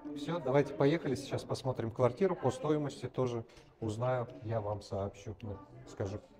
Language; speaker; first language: Russian; non-native, local second language; Kazakh